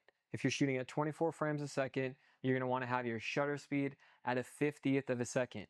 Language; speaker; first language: English; native; English